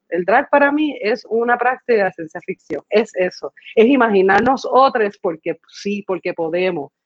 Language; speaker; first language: Spanish; early bilingual, other home language; English